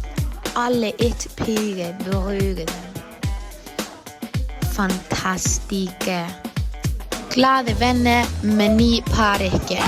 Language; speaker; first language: Danish; non-native, learner; Icelandic